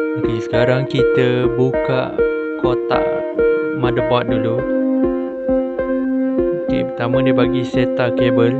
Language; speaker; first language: Malay; native; Malay